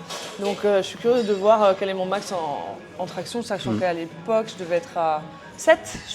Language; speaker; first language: French; native; French